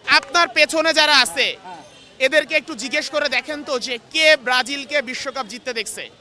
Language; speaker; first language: Bangla; native; Bangla